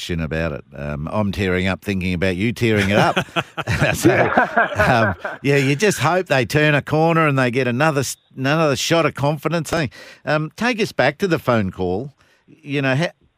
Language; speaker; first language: English; native; English